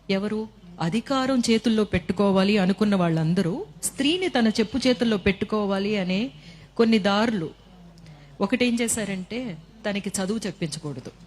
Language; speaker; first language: Telugu; native; Telugu